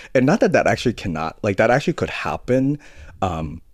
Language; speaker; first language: English; early bilingual, other home language; Cantonese